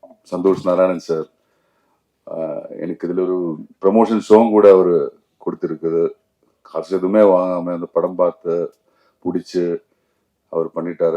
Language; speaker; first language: Tamil; non-native, learner; Malayalam